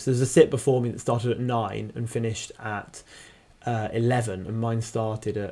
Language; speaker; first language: English; native; English